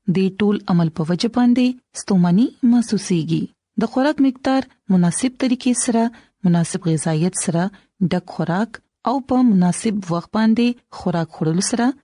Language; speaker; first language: Pashto; non-native, local second language; Punjabi